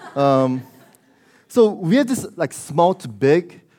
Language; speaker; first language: English; early bilingual, other home language; Korean